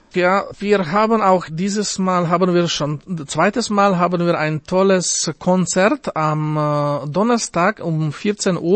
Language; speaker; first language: German; non-native, fluent; Slovak